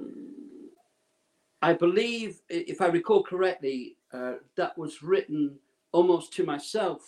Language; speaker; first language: English; native; English